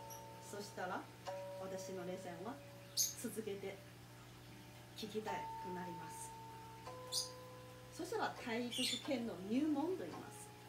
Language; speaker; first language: Japanese; non-native, fluent; Chinese